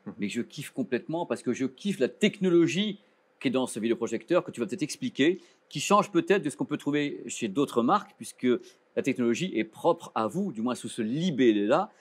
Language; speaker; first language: French; native; French